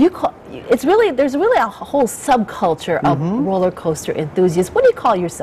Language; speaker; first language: English; native; English